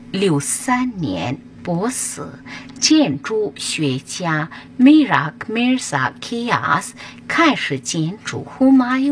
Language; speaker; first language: Chinese; non-native, fluent; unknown